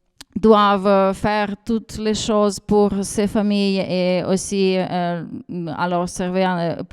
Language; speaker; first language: French; non-native, fluent; Ukrainian